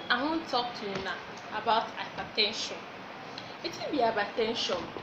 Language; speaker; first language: Nigerian Pidgin; non-native, local second language; Yoruba